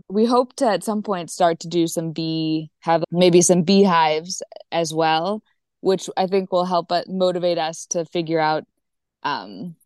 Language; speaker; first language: English; native; English